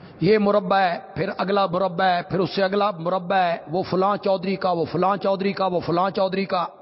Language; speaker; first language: Urdu; non-native, local second language; Punjabi